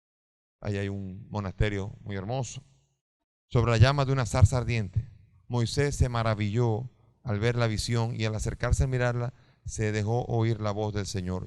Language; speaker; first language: Spanish; native; Spanish